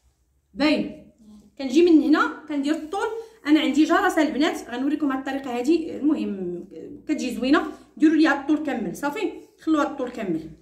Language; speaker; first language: Arabic; native; Arabic